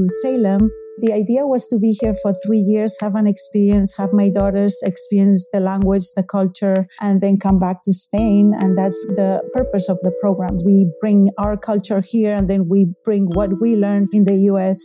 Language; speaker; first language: English; non-native, fluent; Spanish